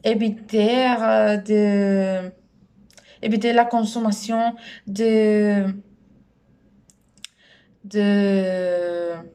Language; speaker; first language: French; non-native, learner; Spanish